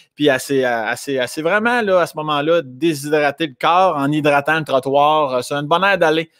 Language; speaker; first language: French; native; French